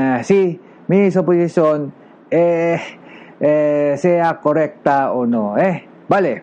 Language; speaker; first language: Spanish; non-native, learner; Filipino